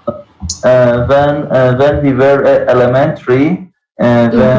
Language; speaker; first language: English; non-native, learner; Persian